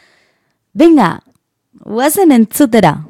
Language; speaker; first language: Basque; non-native, learner; Spanish